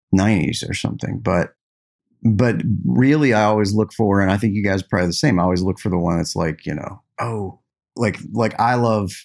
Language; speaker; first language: English; native; English